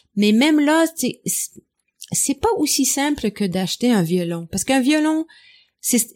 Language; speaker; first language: French; non-native, fluent; English